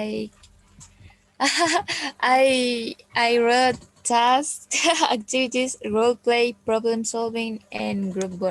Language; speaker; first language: English; non-native, learner; Spanish